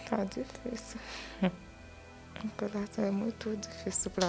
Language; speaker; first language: Portuguese; non-native, learner; Haitian Creole